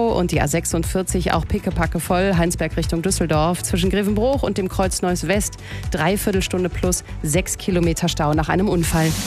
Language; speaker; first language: German; native; German